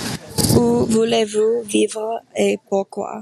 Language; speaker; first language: French; non-native, learner; English